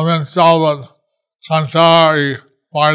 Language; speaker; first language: Spanish; non-native, learner; English